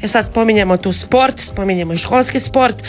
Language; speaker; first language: Serbian; native; Serbian